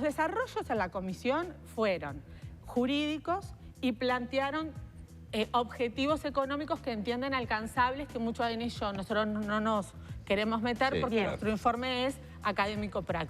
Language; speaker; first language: Spanish; native; Spanish